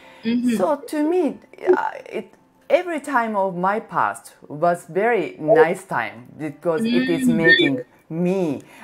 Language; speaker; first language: English; non-native, fluent; Japanese